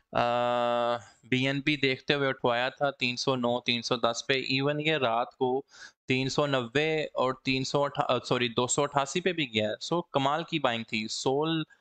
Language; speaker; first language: Hindi; native; Hindi